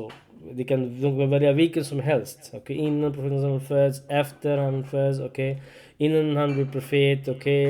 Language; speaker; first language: Swedish; non-native, learner; Urdu